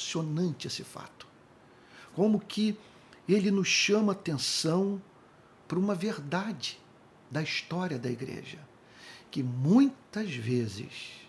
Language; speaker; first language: Portuguese; native; Portuguese